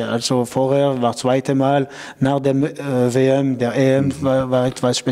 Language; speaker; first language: German; non-native, local second language; French